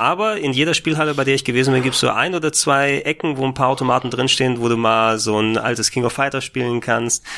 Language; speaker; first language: German; native; German